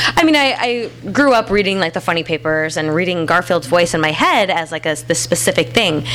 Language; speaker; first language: English; native; English